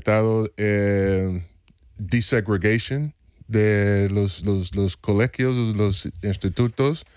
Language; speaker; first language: Spanish; non-native, fluent; English